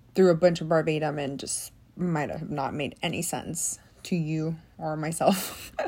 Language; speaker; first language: English; early bilingual, other home language; Spanish